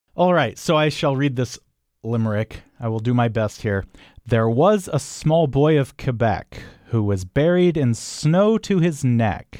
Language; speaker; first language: English; native; English